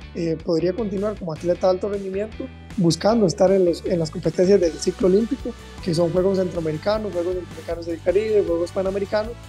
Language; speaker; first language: Spanish; native; Spanish